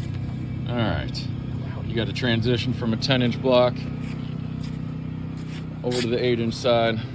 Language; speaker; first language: English; native; English